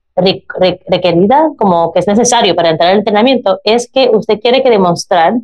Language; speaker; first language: Spanish; early bilingual, heritage; Spanish